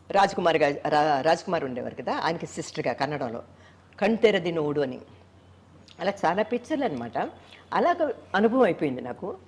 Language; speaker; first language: Telugu; native; Telugu